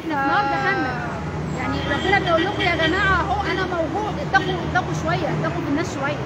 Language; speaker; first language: Arabic; native; Arabic